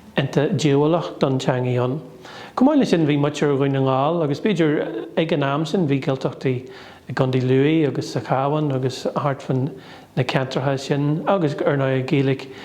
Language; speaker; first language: Irish; non-native, local second language; English